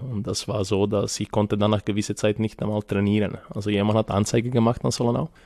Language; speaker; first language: German; non-native, fluent; Serbian